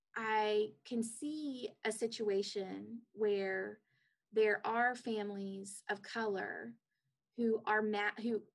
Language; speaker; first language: English; native; English